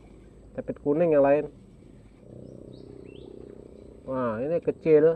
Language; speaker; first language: Indonesian; native; Indonesian